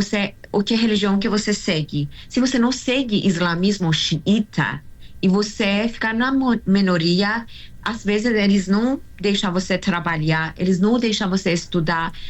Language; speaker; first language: Portuguese; non-native, learner; Persian